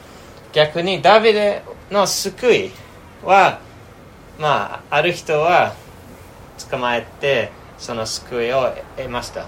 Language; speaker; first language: Japanese; non-native, fluent; English